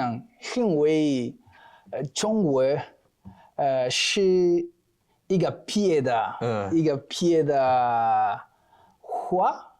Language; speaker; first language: Chinese; non-native, learner; Portuguese